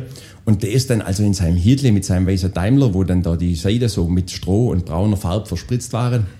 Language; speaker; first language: German; native; German